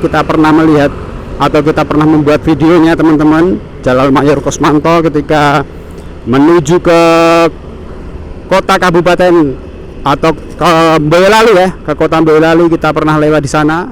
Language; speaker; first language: Indonesian; non-native, local second language; Javanese